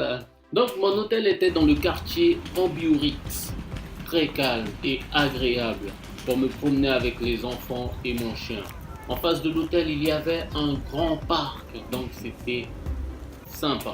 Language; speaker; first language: French; non-native, fluent; Japanese